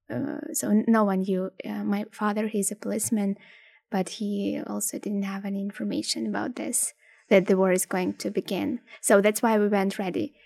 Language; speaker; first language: English; non-native, fluent; Ukrainian